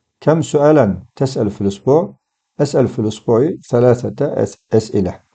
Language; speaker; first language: Arabic; non-native, fluent; Turkish